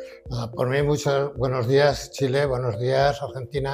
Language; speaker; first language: Spanish; native; Spanish